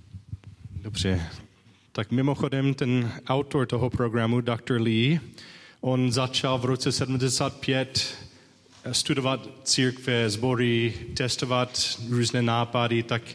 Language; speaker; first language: Czech; non-native, learner; English